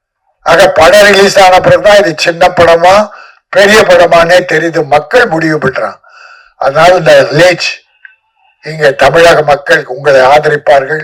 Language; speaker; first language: Tamil; native; Tamil